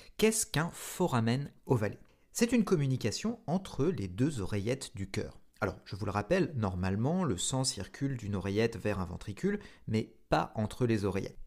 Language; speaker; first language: French; native; French